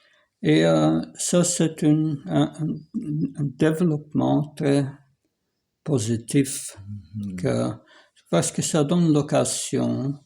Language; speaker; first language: French; non-native, fluent; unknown